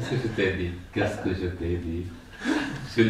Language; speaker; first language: French; non-native, fluent; Arabic